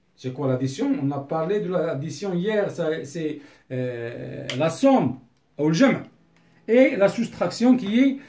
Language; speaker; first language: French; non-native, local second language; Arabic